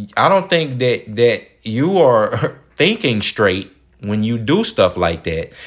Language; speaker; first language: English; native; English